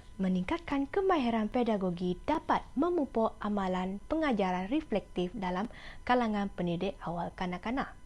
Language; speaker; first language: Malay; non-native, local second language; Iban